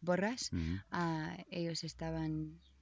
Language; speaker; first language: Spanish; non-native, learner; English